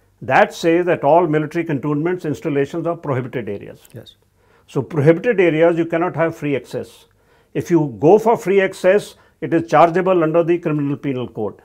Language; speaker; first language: English; non-native, local second language; Hindi